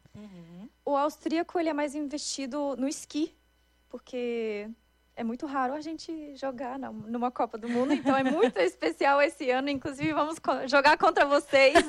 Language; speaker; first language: Portuguese; non-native, fluent; German